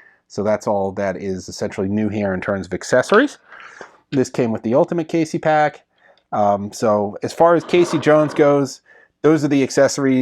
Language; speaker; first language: English; native; English